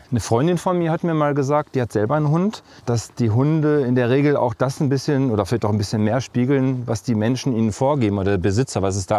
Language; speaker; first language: German; native; German